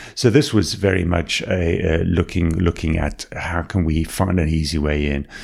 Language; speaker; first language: English; native; English